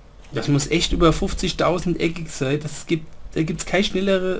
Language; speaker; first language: German; native; German